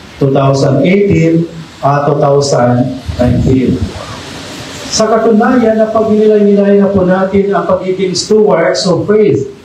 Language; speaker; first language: Filipino; native; Filipino